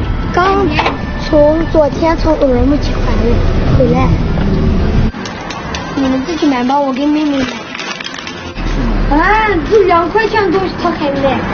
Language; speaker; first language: Chinese; non-native, local second language; Uyghur